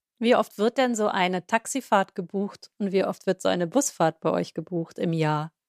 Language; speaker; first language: German; native; German